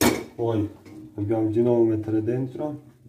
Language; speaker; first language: Italian; non-native, learner; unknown